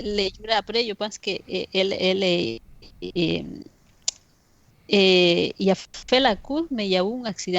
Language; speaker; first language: French; non-native, fluent; Spanish